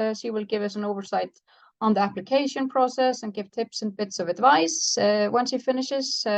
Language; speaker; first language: English; non-native, fluent; Icelandic